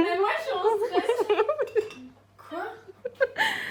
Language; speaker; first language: French; native; French